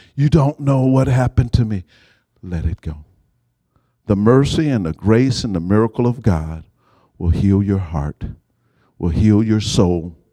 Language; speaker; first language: English; native; English